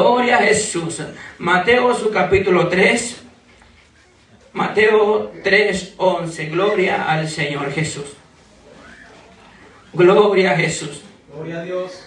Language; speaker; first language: Spanish; native; Spanish